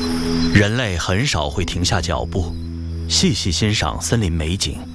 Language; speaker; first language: Chinese; native; Chinese